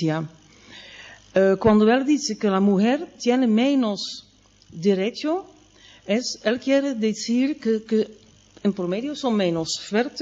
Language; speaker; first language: Spanish; non-native, fluent; Dutch